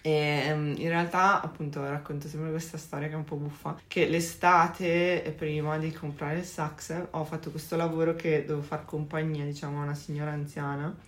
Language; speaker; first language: Italian; native; Italian